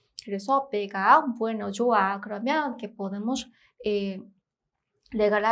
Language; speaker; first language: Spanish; non-native, fluent; Korean